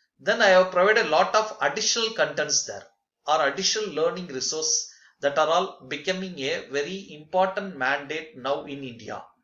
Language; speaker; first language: English; non-native, local second language; Tamil